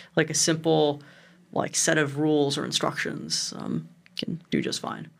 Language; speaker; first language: English; native; English